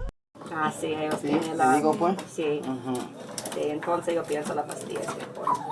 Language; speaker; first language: Spanish; non-native, learner; English